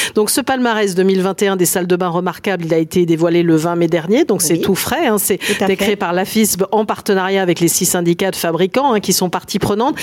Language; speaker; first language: French; native; French